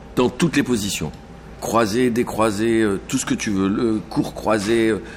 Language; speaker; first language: French; native; French